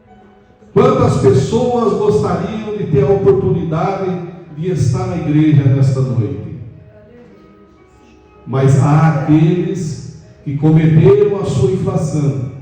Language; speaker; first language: Portuguese; native; Portuguese